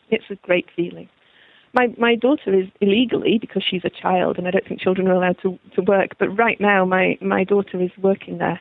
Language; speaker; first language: English; native; English